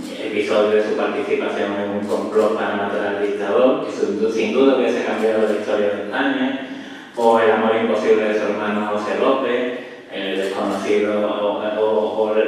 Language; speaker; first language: Spanish; native; Spanish